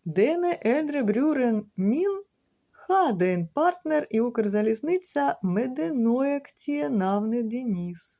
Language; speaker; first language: Norwegian; non-native, learner; Ukrainian